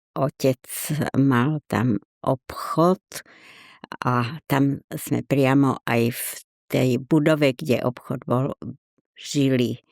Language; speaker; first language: Slovak; native; Slovak